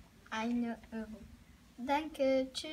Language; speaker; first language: German; non-native, learner; French